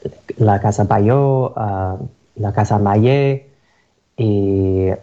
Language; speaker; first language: Catalan; non-native, learner; English